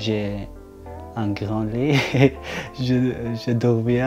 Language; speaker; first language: French; non-native, learner; Persian